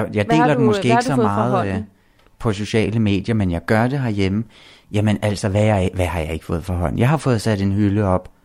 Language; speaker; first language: Danish; native; Danish